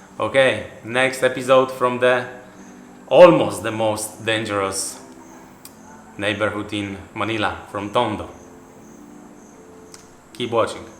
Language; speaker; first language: English; non-native, fluent; Polish